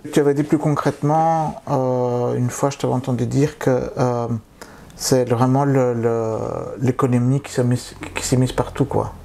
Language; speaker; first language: French; early bilingual, other home language; Spanish